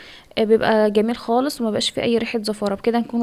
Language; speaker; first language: Arabic; native; Arabic